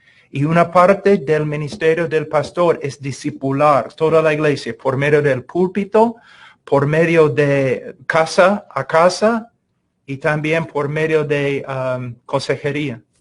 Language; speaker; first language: Spanish; non-native, fluent; English